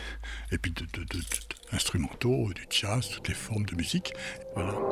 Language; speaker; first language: French; native; French